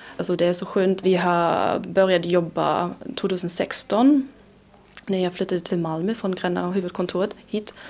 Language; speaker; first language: Swedish; non-native, fluent; German